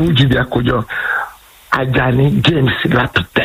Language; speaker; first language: Hungarian; non-native, learner; Yoruba